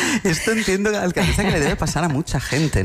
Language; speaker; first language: Spanish; native; Spanish